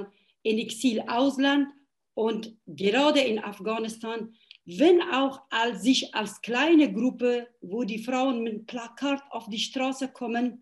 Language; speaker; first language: German; non-native, fluent; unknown